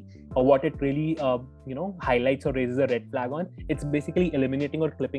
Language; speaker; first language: English; non-native, local second language; Hindi